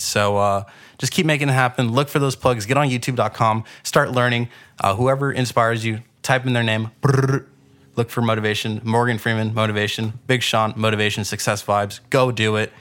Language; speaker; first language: English; early bilingual, other home language; Spanish